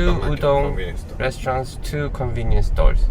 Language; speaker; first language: English; non-native, fluent; Korean